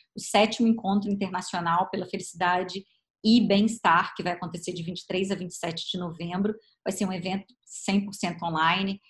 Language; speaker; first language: Portuguese; native; Portuguese